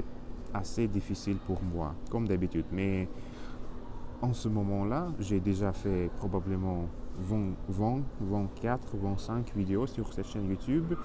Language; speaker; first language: French; non-native, learner; Spanish